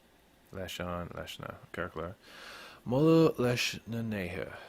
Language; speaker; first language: Irish; non-native, local second language; English